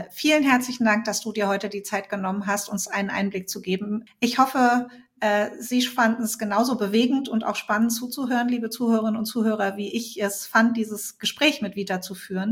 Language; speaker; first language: German; native; German